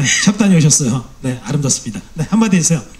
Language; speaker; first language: Korean; native; Korean